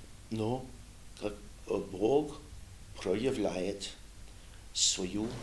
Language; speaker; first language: Russian; non-native, learner; English